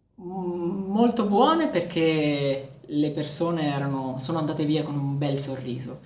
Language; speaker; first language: Italian; native; Italian